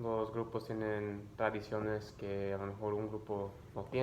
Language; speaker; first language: Spanish; early bilingual, other home language; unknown